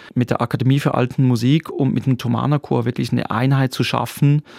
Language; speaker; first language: German; native; German